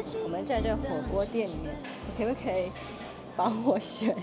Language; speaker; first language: Chinese; early bilingual, heritage; Chinese